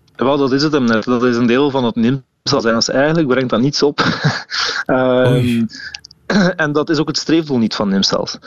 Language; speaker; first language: Dutch; native; Dutch